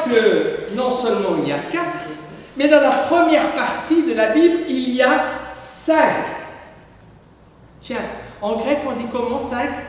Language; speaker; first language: French; native; French